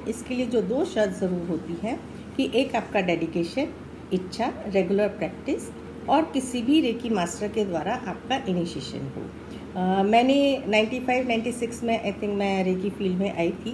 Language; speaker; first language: Hindi; native; Hindi